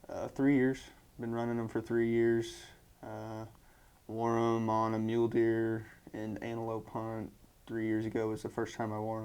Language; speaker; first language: English; native; English